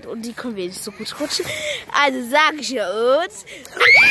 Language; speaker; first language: German; early bilingual, other home language; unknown